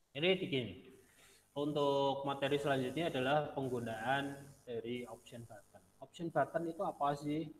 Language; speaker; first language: Indonesian; non-native, local second language; Javanese